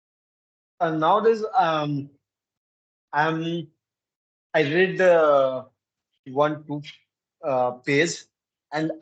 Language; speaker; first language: English; non-native, learner; Hindi